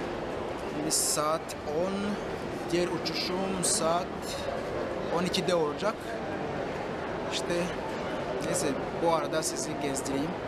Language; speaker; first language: Turkish; non-native, fluent; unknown